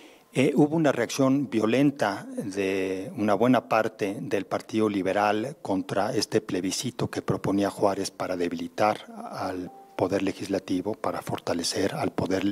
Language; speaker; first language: Spanish; native; Spanish